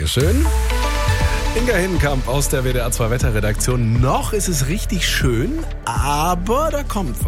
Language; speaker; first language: German; native; German